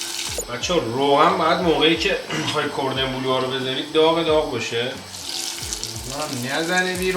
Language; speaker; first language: Persian; native; Persian